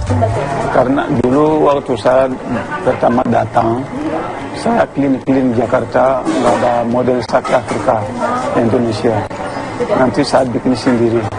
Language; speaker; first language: Indonesian; non-native, learner; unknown